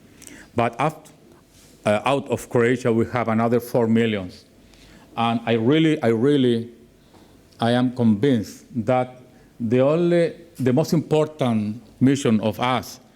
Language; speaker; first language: English; non-native, learner; Spanish